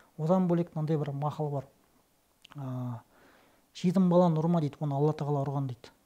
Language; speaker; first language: Kazakh; non-native, local second language; Russian